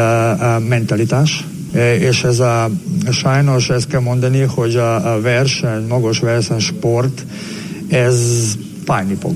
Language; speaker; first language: Hungarian; non-native, learner; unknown